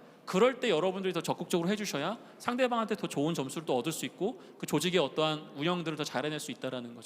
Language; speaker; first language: Korean; native; Korean